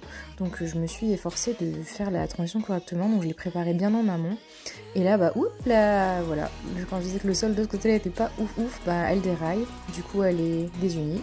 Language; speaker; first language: French; native; French